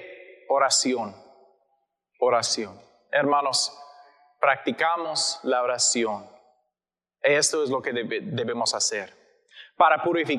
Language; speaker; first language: Spanish; non-native, learner; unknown